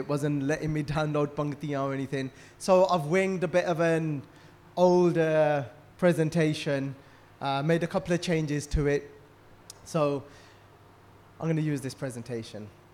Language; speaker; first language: English; early bilingual, other home language; Punjabi